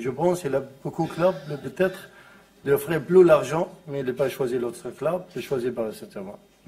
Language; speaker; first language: French; non-native, learner; Arabic